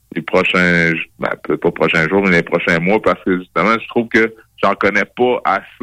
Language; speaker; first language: French; native; French